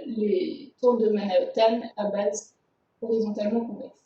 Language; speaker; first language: French; native; French